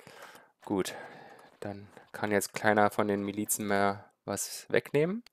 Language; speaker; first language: German; native; German